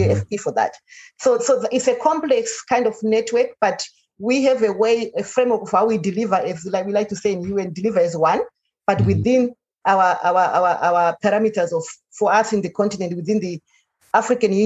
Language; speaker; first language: English; non-native, local second language; Shona